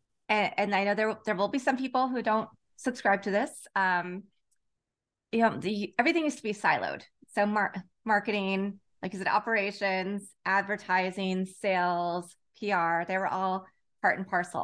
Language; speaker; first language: English; native; English